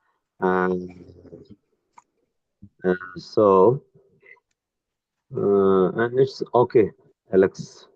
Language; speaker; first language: English; non-native, learner; Bangla